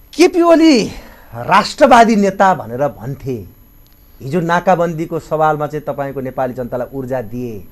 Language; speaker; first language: Nepali; native; Nepali